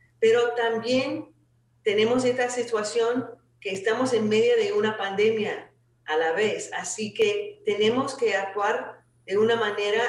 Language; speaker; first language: Spanish; non-native, fluent; English